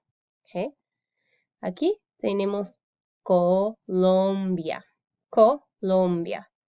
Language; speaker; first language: Spanish; non-native, fluent; English